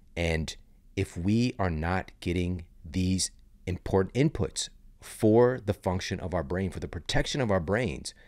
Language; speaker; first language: English; native; English